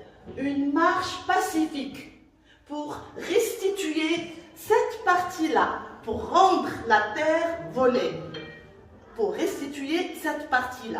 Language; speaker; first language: French; non-native, local second language; Arabic